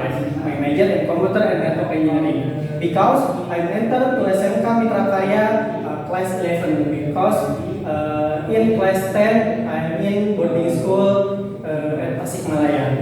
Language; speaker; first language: English; non-native, learner; Indonesian